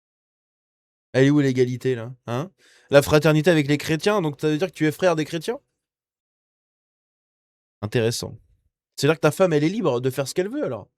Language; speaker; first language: French; native; French